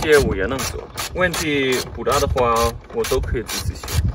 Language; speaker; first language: Chinese; non-native, learner; German